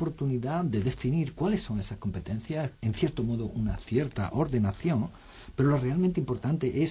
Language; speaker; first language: Spanish; native; Spanish